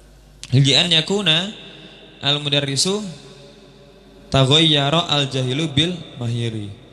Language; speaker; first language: Arabic; non-native, fluent; Indonesian